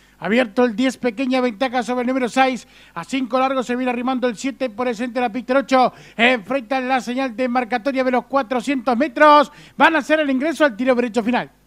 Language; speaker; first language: Spanish; native; Spanish